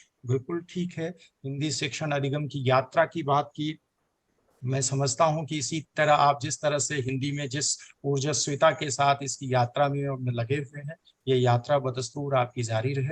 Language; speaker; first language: Hindi; native; Hindi